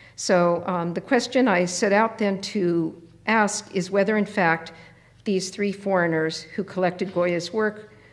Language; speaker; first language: English; native; English